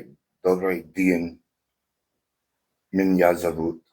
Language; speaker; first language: Russian; non-native, learner; English